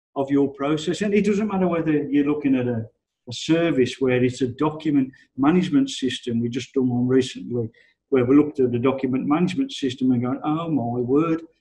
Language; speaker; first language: English; native; English